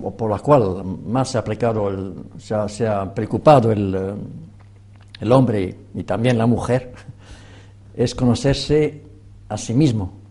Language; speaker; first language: Spanish; non-native, fluent; French